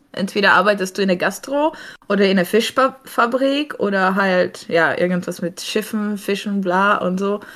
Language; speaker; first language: German; non-native, fluent; Czech